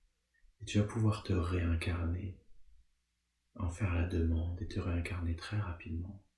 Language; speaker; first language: French; native; French